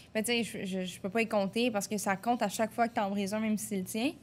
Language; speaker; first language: French; native; French